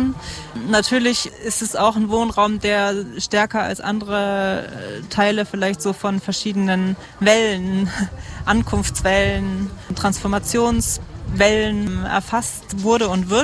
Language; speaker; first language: German; native; German